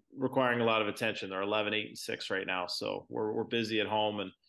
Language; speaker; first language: English; native; English